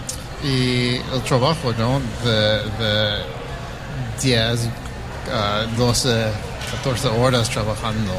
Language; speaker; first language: Spanish; early bilingual, heritage; English